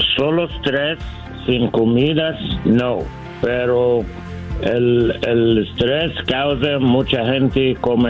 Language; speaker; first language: Spanish; non-native, learner; English